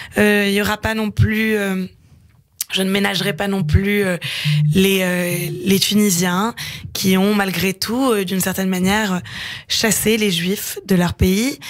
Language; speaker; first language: French; native; French